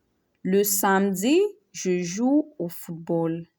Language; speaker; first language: French; non-native, fluent; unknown